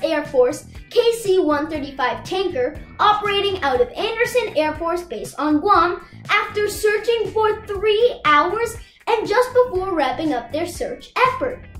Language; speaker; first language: English; native; English